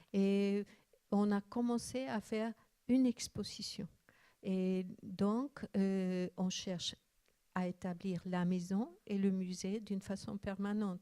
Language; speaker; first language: French; non-native, fluent; Spanish